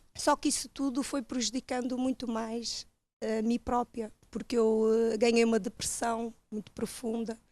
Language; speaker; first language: Portuguese; native; Portuguese